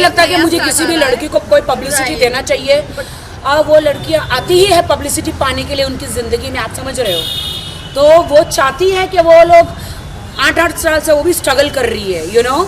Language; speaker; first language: Hindi; native; Hindi